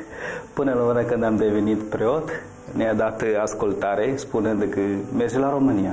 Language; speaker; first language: Romanian; non-native, learner; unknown